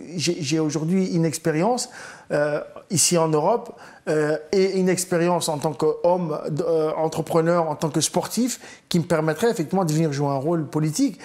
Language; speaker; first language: French; early bilingual, other home language; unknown